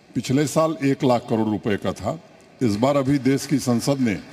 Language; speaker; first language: Hindi; native; Hindi